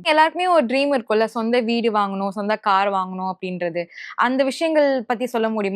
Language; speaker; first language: Tamil; native; Tamil